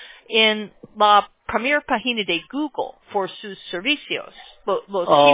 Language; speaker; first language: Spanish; non-native, learner; English